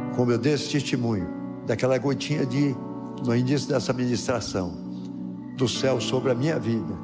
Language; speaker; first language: Portuguese; native; Portuguese